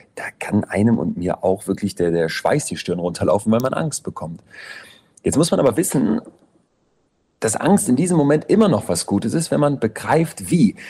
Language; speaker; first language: German; native; German